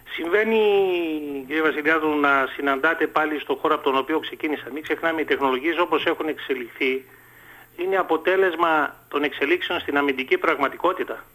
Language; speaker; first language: Greek; native; Greek